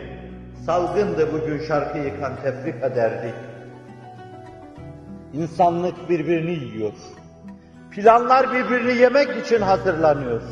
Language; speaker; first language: Turkish; native; Turkish